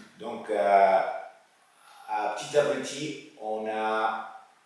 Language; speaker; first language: French; non-native, fluent; Italian